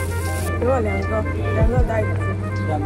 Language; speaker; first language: Chinese; non-native, fluent; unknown